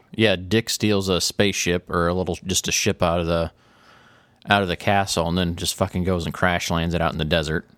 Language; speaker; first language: English; native; English